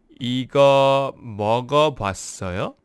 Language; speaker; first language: Korean; non-native, learner; English